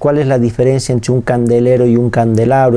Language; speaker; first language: Spanish; native; Spanish